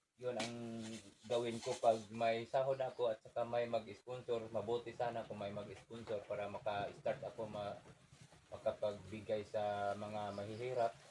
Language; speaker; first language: Filipino; non-native, local second language; Cebuano